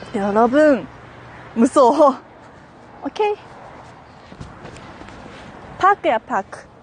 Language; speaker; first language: Korean; non-native, learner; Japanese